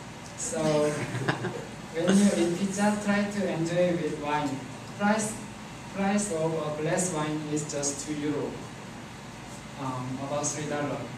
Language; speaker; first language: English; non-native, learner; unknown